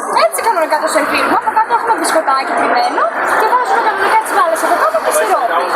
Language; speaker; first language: Greek; native; Greek